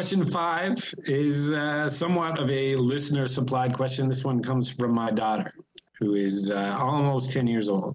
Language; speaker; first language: English; native; English